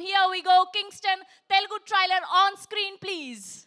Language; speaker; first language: Telugu; native; Telugu